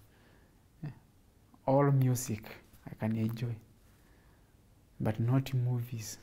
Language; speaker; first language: English; non-native, local second language; Kamba